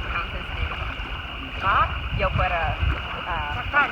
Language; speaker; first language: Spanish; non-native, learner; English